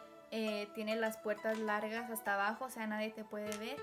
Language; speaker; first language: Spanish; early bilingual, heritage; Spanish